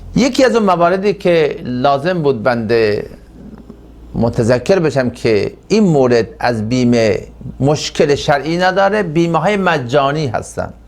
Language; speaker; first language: Persian; non-native, local second language; Turkmen